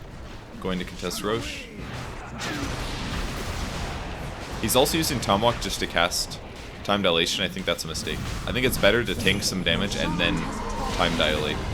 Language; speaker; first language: English; native; English